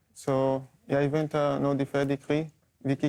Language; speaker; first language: Danish; non-native, learner; Arabic